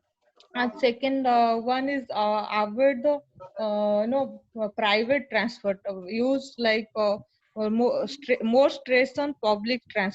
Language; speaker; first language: English; non-native, learner; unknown